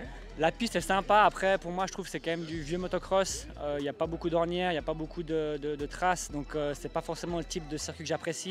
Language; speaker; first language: French; native; French